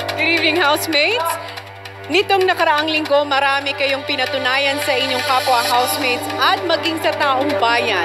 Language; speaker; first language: Filipino; native; Filipino